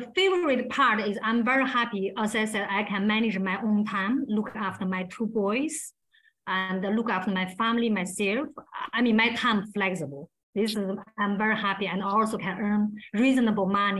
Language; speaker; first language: English; non-native, learner; Chinese